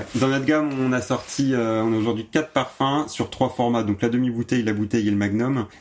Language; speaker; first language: French; native; French